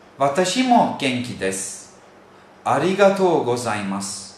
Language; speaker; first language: Japanese; non-native, fluent; Turkish